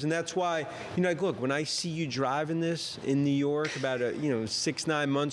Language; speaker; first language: English; native; English